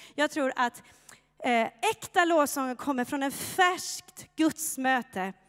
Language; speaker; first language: Swedish; native; Swedish